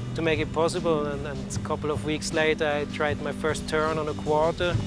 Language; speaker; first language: English; non-native, fluent; Swiss German